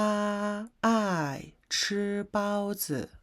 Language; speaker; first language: Chinese; non-native, fluent; Mongolian